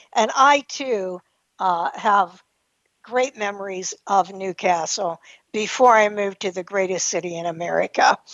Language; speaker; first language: English; native; English